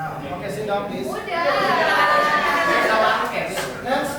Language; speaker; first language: English; non-native, learner; Indonesian